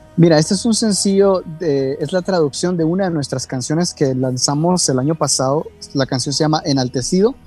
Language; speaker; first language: Spanish; native; Spanish